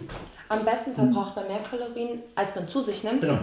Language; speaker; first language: German; native; German